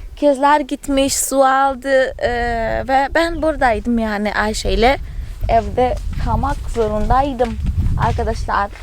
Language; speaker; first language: Turkish; non-native, fluent; Portuguese